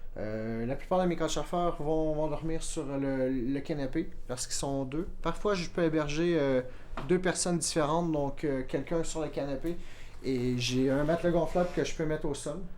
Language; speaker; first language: French; native; French